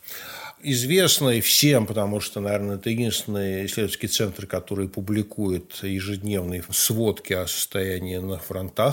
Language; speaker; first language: Russian; native; Russian